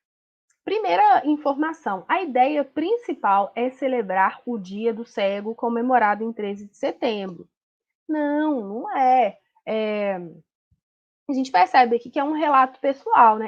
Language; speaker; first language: Portuguese; native; Portuguese